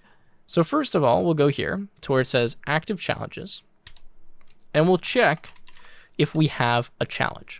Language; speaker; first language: English; native; English